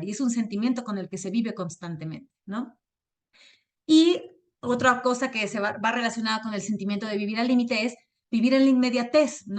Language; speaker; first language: Spanish; native; Spanish